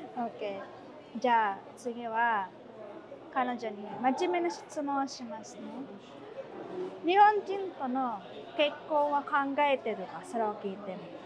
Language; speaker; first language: Japanese; non-native, fluent; Filipino